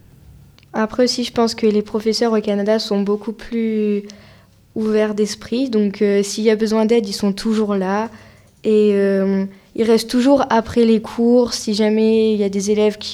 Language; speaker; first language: French; native; French